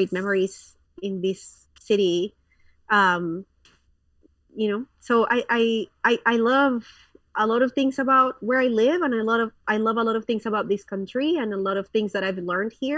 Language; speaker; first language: English; non-native, fluent; Spanish